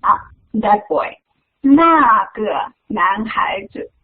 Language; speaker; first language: Chinese; non-native, fluent; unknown